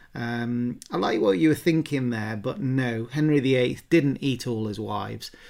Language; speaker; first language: English; native; English